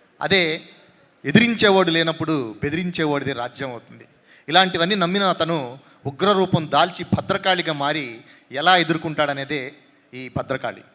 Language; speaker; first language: Telugu; native; Telugu